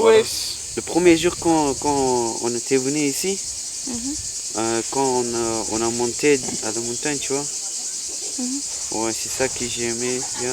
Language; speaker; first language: French; non-native, learner; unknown